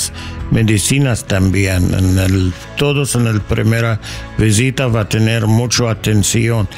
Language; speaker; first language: Spanish; non-native, learner; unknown